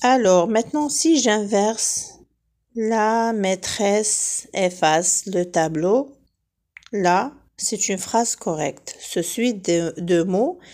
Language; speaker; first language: French; non-native, local second language; Arabic